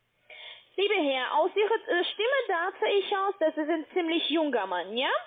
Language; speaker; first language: German; non-native, learner; Russian